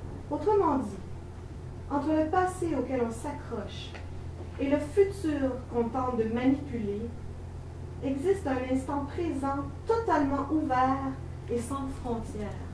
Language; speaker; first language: French; native; French